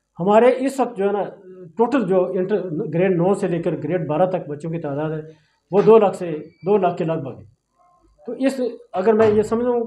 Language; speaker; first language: Urdu; non-native, local second language; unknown